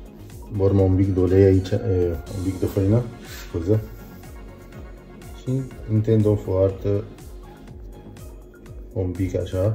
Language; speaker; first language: Romanian; non-native, learner; Arabic